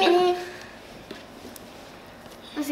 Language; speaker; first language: French; native; French